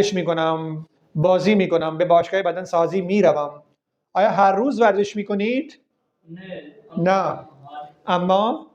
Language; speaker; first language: Persian; non-native, fluent; Urdu